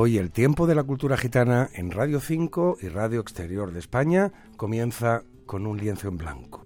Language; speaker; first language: Spanish; native; Spanish